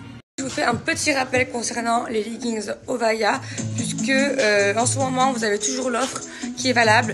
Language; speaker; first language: French; native; French